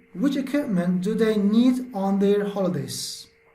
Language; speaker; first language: English; non-native, fluent; Turkish